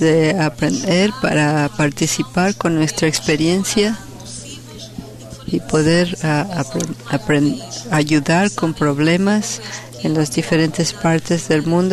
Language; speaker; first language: Spanish; non-native, fluent; Portuguese